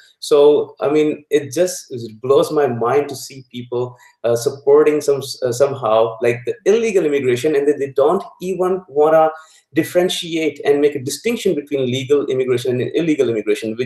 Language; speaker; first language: English; non-native, local second language; Punjabi